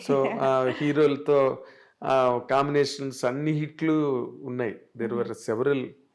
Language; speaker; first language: Telugu; native; Telugu